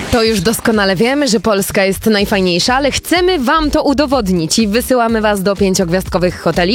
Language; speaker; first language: Polish; native; Polish